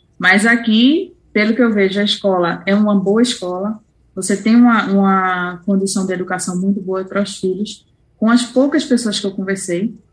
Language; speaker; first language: Portuguese; native; Portuguese